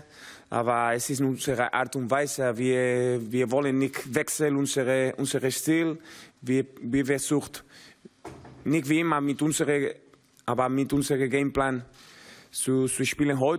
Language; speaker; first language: German; non-native, learner; Spanish